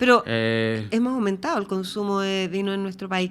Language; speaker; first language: Spanish; native; Spanish